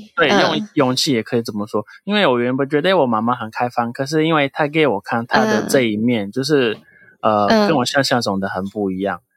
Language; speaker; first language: Chinese; non-native, fluent; Portuguese